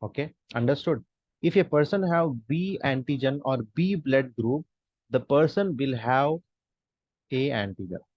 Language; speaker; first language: English; non-native, local second language; Hindi